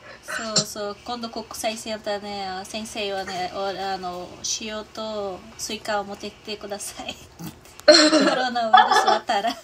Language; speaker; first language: Japanese; non-native, learner; Portuguese